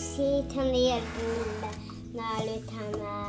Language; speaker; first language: Japanese; early bilingual, heritage; Japanese